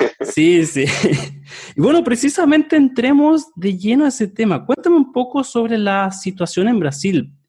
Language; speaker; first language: Spanish; native; Spanish